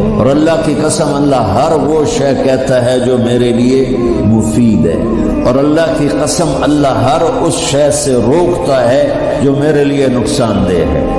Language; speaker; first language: Urdu; non-native, local second language; Punjabi